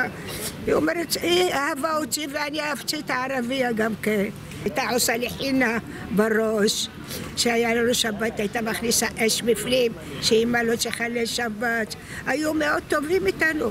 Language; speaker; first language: Hebrew; non-native, fluent; Arabic